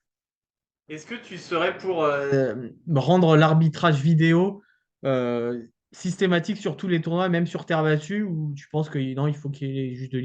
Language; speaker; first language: French; native; French